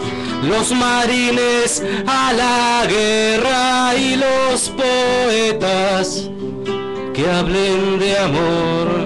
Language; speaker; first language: Spanish; native; Spanish